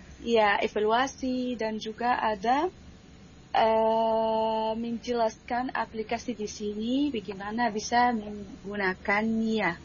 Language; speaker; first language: Indonesian; non-native, fluent; Arabic